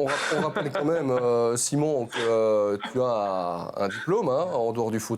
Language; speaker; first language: French; native; French